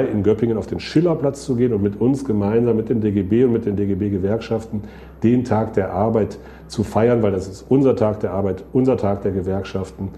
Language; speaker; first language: German; native; German